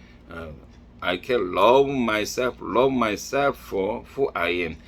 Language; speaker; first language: English; non-native, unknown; Korean